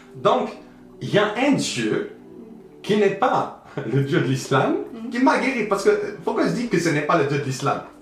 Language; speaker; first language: French; early bilingual, other home language; Arabic